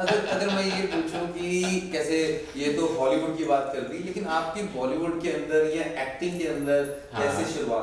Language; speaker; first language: Hindi; native; Hindi